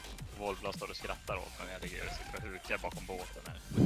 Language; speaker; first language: Swedish; native; Swedish